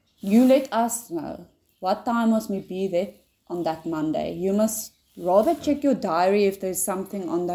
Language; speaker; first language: English; non-native, local second language; Afrikaans